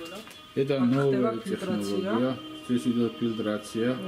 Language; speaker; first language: Russian; non-native, fluent; Georgian